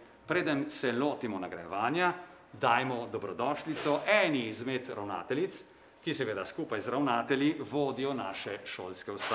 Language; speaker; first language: Slovenian; native; Slovenian